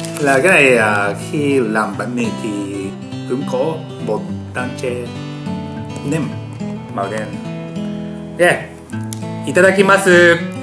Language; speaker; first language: Vietnamese; non-native, learner; Japanese